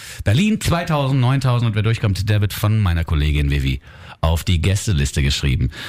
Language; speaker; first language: German; native; German